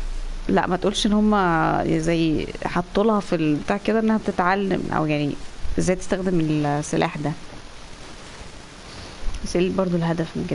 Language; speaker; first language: Arabic; native; Arabic